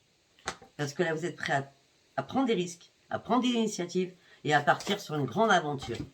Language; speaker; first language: French; native; French